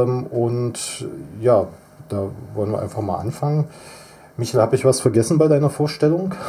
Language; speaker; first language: German; native; German